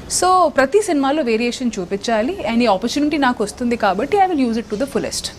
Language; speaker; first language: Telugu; non-native, local second language; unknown